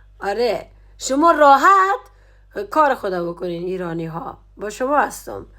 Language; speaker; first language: Persian; native; Persian